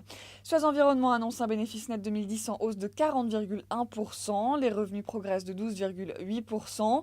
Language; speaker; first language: French; native; French